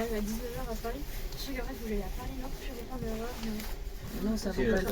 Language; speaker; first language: French; native; French